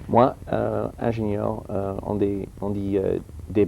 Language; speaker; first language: French; early bilingual, heritage; English